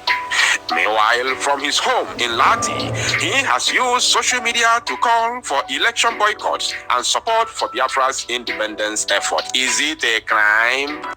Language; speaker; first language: English; non-native, local second language; Igbo